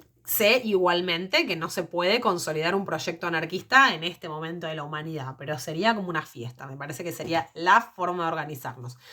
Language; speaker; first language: Spanish; native; Spanish